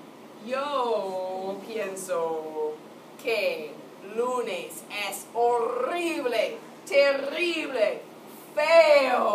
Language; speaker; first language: Spanish; non-native, fluent; English